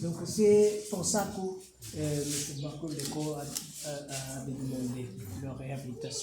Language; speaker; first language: French; non-native, fluent; Japanese